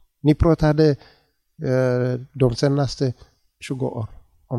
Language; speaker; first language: Swedish; non-native, learner; Tigrinya